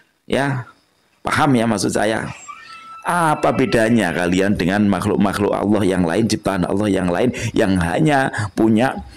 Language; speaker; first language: Indonesian; non-native, local second language; Javanese